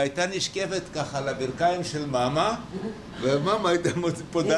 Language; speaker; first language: Hebrew; early bilingual, other home language; Yiddish